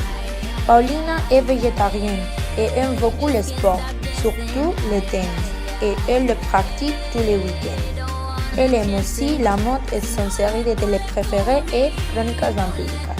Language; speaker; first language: French; non-native, learner; Spanish